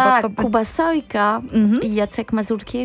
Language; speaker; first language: Polish; non-native, learner; French